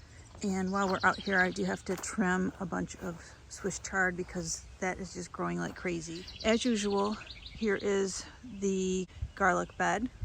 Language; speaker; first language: English; native; English